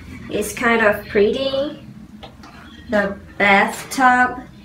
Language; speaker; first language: English; non-native, learner; Chinese